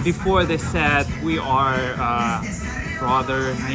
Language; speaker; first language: English; non-native, learner; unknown